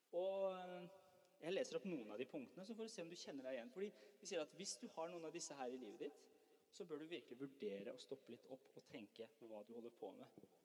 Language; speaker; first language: Norwegian; early bilingual, other home language; Persian